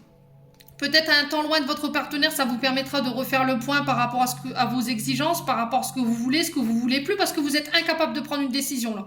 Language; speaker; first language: French; native; French